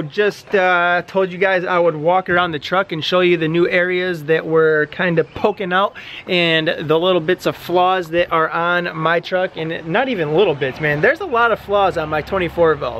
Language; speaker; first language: English; native; English